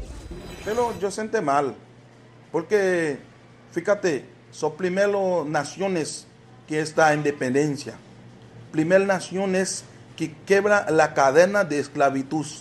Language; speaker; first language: Spanish; non-native, learner; Haitian Creole